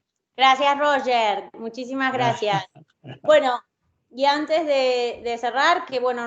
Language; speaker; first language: Spanish; native; Spanish